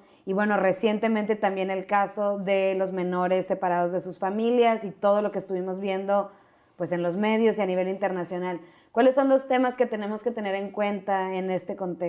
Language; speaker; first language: Spanish; native; Spanish